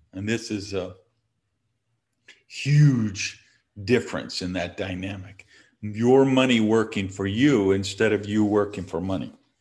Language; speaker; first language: English; native; English